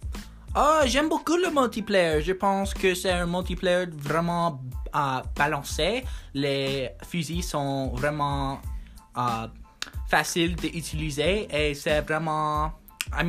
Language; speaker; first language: French; non-native, learner; English